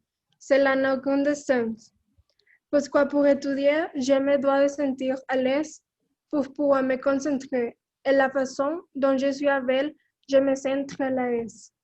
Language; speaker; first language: French; non-native, learner; Spanish